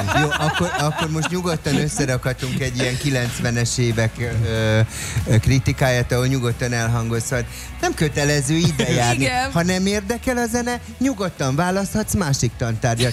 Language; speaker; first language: Hungarian; native; Hungarian